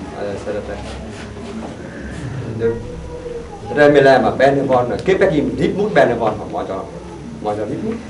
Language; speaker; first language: Hungarian; non-native, learner; Vietnamese